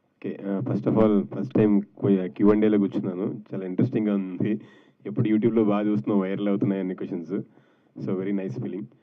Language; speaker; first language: Telugu; native; Telugu